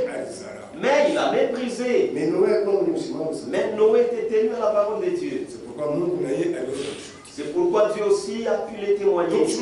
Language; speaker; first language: French; non-native, local second language; Swahili